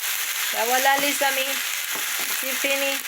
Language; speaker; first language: French; non-native, learner; Filipino